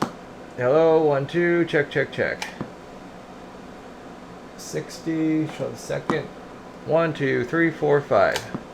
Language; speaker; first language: English; native; English